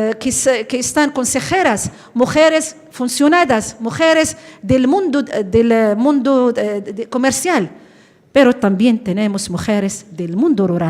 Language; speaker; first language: Spanish; non-native, fluent; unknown